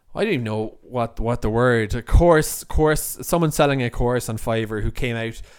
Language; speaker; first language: English; native; English